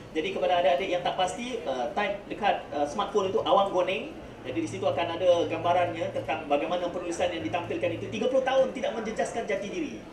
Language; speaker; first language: Malay; native; Malay